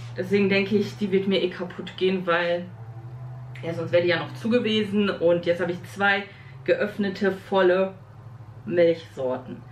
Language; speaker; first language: German; early bilingual, other home language; Polish